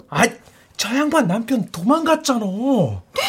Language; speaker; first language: Korean; native; Korean